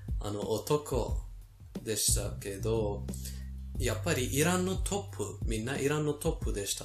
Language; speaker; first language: Japanese; non-native, fluent; Persian